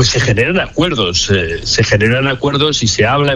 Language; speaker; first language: Spanish; native; Spanish